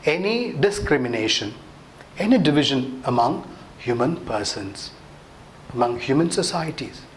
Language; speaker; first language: English; non-native, local second language; Tamil